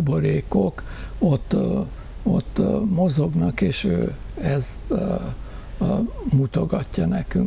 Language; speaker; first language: Hungarian; native; Hungarian